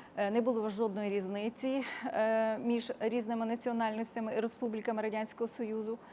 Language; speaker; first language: Ukrainian; native; Ukrainian